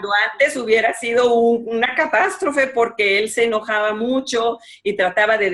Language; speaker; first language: Spanish; native; Spanish